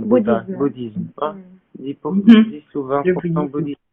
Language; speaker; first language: French; non-native, learner; Korean